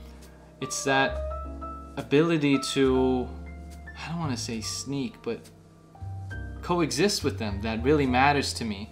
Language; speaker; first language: English; native; English